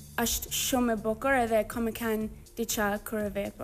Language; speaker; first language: Albanian; early bilingual, heritage; English